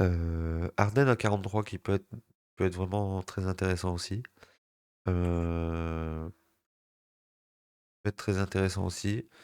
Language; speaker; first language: French; native; French